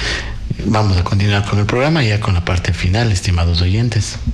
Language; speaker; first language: Spanish; native; Spanish